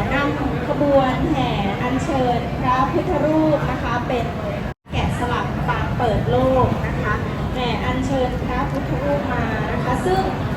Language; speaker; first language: Thai; native; Thai